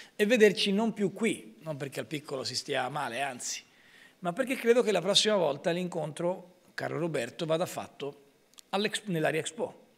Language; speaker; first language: Italian; native; Italian